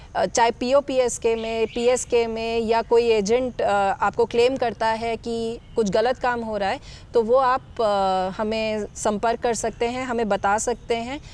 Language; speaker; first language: Hindi; native; Hindi